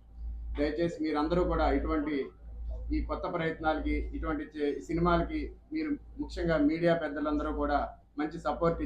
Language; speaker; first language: Telugu; native; Telugu